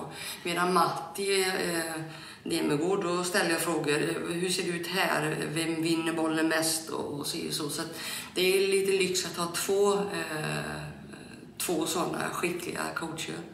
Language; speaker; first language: Swedish; native; Swedish